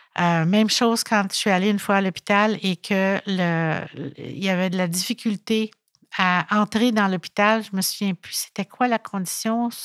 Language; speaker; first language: French; native; French